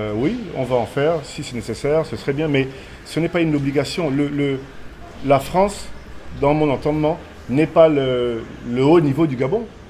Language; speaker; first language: French; native; French